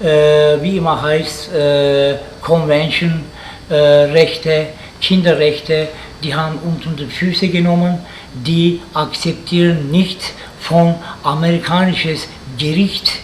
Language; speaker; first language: German; non-native, learner; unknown